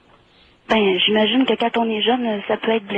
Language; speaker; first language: French; native; French